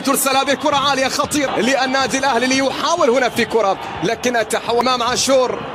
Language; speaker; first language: Arabic; native; Arabic